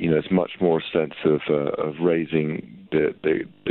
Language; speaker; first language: English; native; English